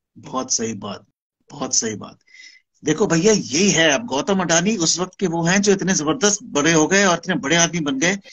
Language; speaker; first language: Hindi; native; Hindi